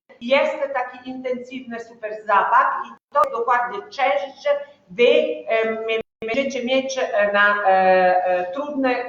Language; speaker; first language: Polish; non-native, learner; Italian